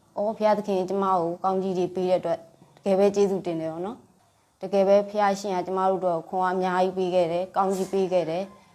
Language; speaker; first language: Burmese; non-native, local second language; S'gaw Karen